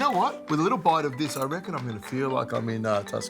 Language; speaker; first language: English; native; English